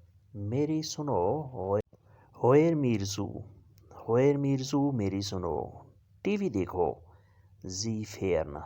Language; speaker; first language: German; non-native, learner; Urdu